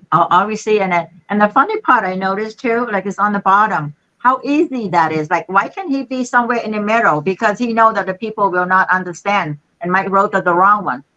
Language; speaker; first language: English; non-native, fluent; Khmer